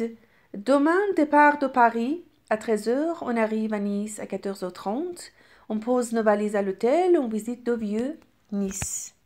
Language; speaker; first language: French; non-native, fluent; Persian